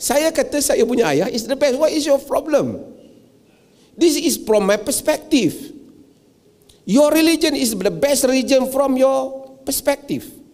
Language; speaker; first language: English; non-native, local second language; Malay